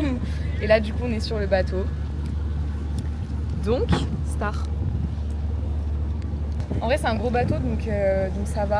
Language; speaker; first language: French; native; French